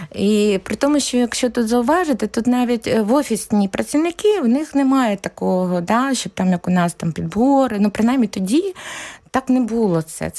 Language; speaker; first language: Ukrainian; native; Ukrainian